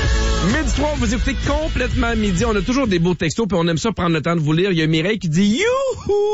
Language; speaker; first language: French; native; French